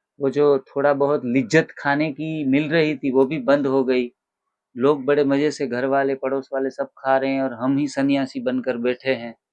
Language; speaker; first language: Hindi; non-native, local second language; Gujarati